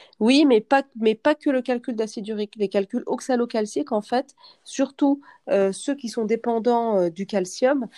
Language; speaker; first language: French; native; French